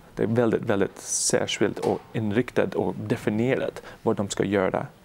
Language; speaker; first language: Swedish; non-native, fluent; English